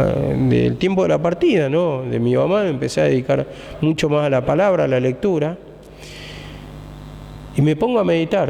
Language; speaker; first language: Spanish; native; Spanish